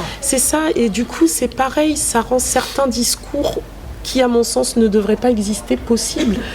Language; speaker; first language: French; native; French